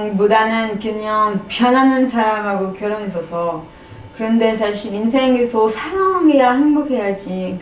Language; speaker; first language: Korean; non-native, fluent; French